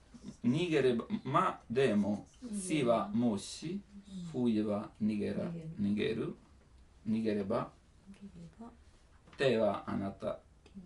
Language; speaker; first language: Japanese; non-native, learner; Italian